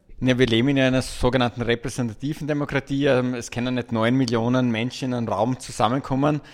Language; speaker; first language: German; native; German